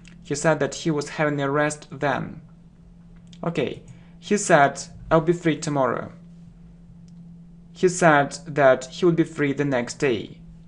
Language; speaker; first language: English; non-native, fluent; Russian